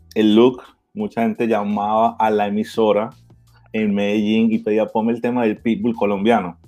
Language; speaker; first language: Spanish; early bilingual, heritage; Spanish